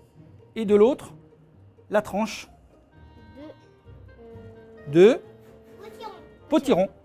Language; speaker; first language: French; native; French